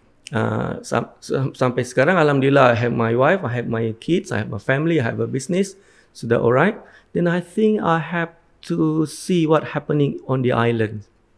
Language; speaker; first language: English; non-native, fluent; Indonesian